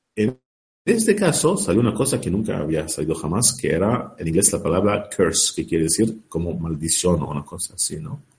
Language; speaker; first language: Spanish; non-native, learner; Arabic